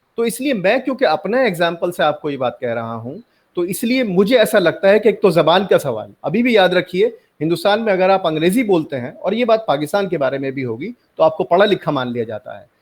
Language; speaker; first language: Hindi; native; Hindi